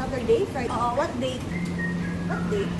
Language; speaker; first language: English; non-native, local second language; Filipino